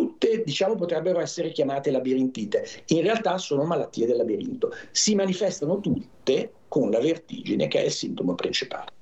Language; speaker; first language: Italian; native; Italian